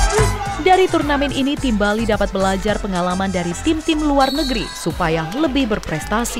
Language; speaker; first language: Indonesian; native; Indonesian